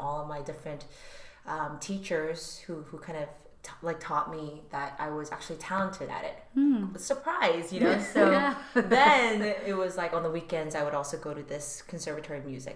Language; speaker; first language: English; early bilingual, other home language; Korean